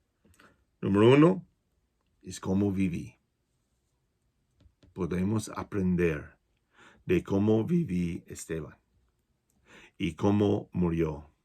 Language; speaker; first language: Spanish; non-native, fluent; English